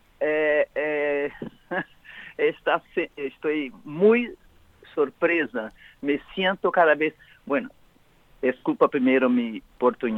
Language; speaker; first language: Spanish; non-native, learner; Portuguese